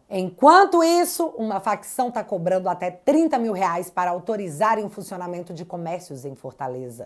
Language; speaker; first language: Portuguese; native; Portuguese